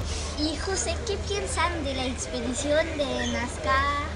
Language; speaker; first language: Spanish; non-native, learner; French